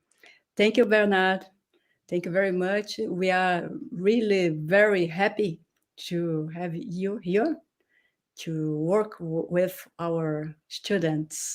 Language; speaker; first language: English; non-native, fluent; Portuguese